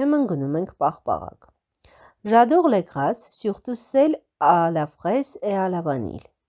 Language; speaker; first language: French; non-native, fluent; Armenian